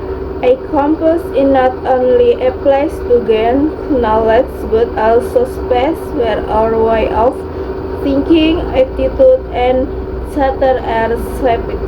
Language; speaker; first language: English; non-native, learner; Indonesian